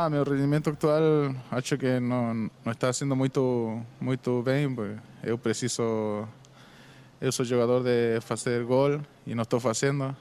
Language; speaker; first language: Portuguese; non-native, fluent; Spanish